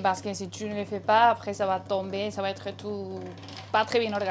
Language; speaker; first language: French; non-native, fluent; Spanish